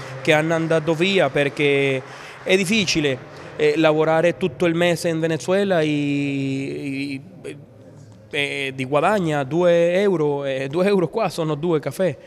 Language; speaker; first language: Italian; non-native, learner; Spanish